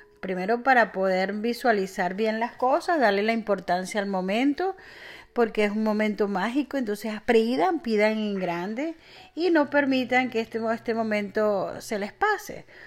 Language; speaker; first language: Spanish; native; Spanish